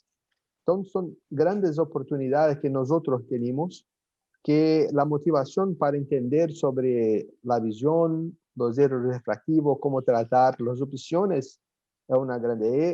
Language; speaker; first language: Spanish; non-native, fluent; Portuguese